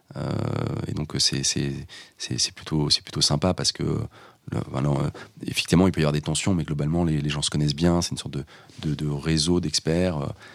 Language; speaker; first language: French; native; French